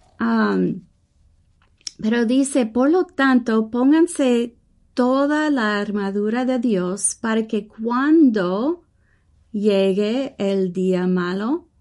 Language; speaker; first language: Spanish; early bilingual, heritage; English